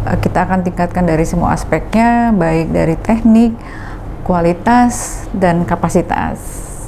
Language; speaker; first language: Indonesian; native; Indonesian